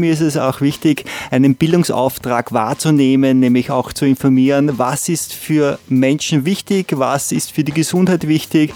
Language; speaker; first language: German; native; German